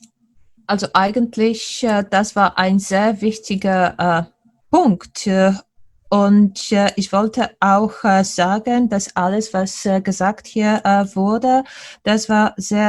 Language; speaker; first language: German; non-native, fluent; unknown